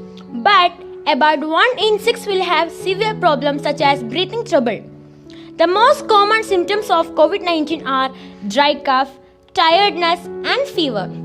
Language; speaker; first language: English; non-native, local second language; Malayalam